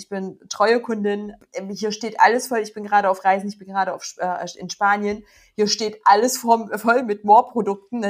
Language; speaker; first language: German; native; German